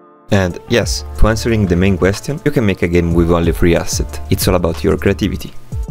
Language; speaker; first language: English; non-native, learner; Italian